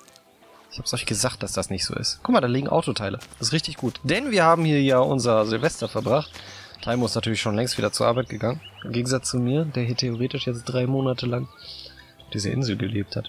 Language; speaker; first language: German; native; German